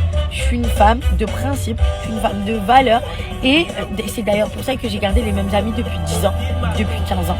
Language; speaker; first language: French; native; French